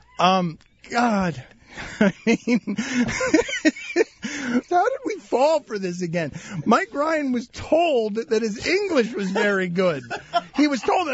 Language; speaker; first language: English; early bilingual, other home language; Spanish